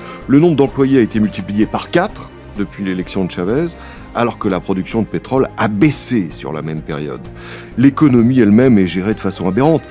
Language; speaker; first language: French; native; French